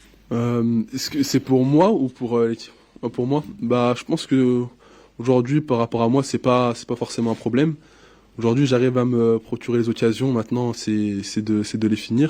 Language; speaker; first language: French; native; French